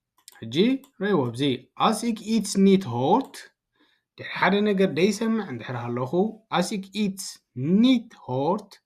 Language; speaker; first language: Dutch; non-native, learner; Tigrinya